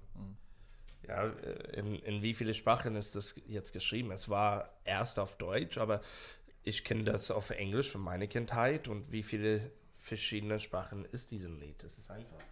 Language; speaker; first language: German; non-native, fluent; English